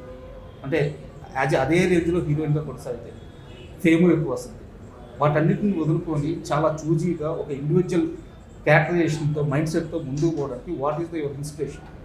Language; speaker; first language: Telugu; native; Telugu